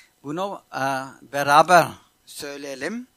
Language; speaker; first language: Turkish; non-native, fluent; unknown